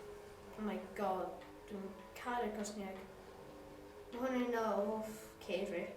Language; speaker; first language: Welsh; non-native, local second language; English